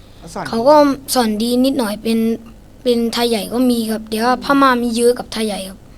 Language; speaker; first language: Thai; non-native, learner; Shan